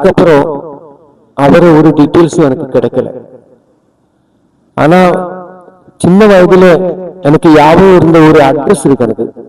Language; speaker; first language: Tamil; non-native, learner; Malayalam